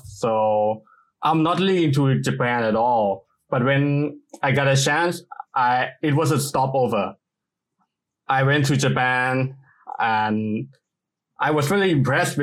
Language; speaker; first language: English; non-native, fluent; Thai